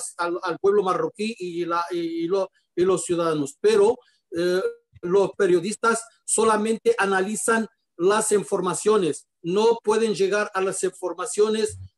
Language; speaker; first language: Spanish; non-native, fluent; Arabic